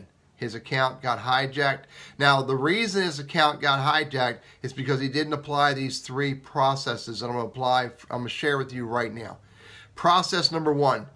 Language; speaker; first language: English; native; English